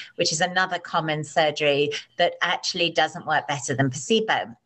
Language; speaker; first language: English; native; English